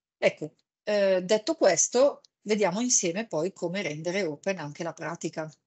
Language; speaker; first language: Italian; native; Italian